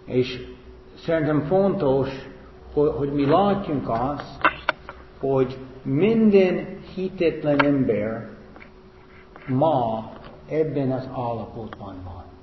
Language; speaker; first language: Hungarian; non-native, fluent; English